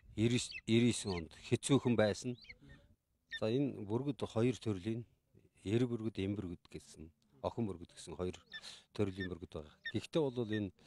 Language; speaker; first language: Mongolian; non-native, local second language; Kazakh